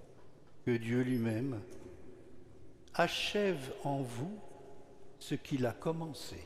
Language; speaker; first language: French; native; French